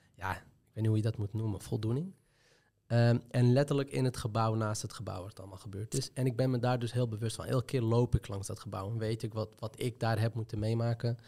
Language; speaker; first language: Dutch; early bilingual, other home language; Arabic